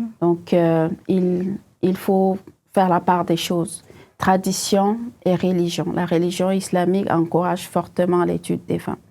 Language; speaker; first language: French; non-native, local second language; Fula